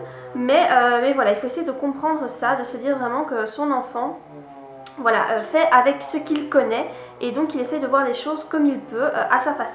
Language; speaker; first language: French; native; French